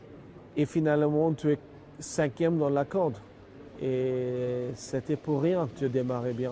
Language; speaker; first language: French; non-native, fluent; Swedish